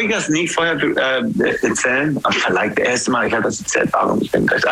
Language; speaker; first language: German; non-native, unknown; English